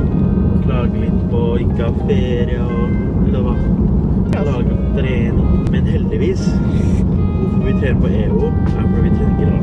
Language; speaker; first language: Norwegian; early bilingual, other home language; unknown